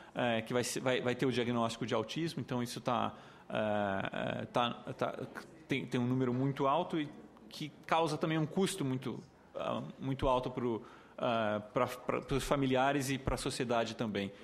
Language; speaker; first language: Portuguese; native; Portuguese